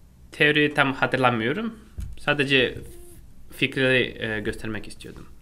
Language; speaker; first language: Turkish; non-native, fluent; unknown